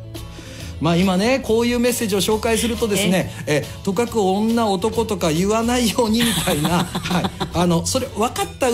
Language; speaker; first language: Japanese; native; Japanese